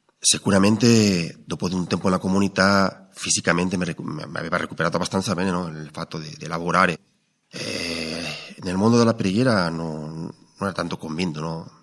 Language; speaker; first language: Italian; non-native, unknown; Spanish